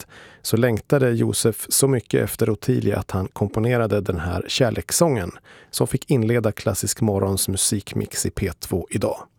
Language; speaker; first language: Swedish; native; Swedish